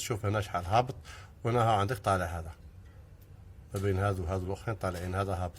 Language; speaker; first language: Arabic; native; Arabic